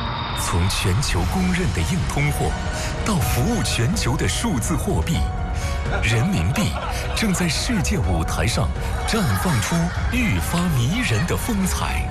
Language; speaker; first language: Chinese; native; Chinese